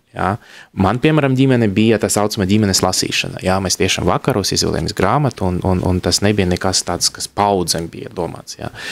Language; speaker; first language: Latvian; non-native, local second language; Russian